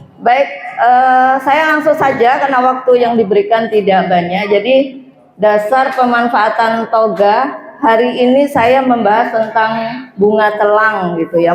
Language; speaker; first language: Indonesian; non-native, local second language; Javanese